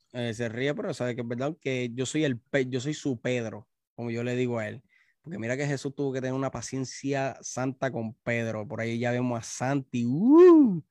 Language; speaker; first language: Spanish; native; Spanish